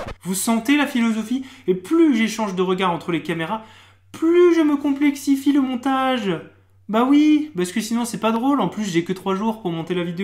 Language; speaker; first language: French; native; French